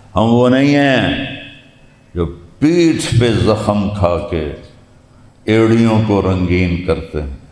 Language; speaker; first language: Urdu; non-native, local second language; Punjabi